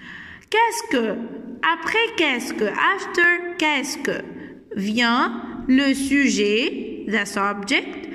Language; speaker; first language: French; non-native, fluent; Arabic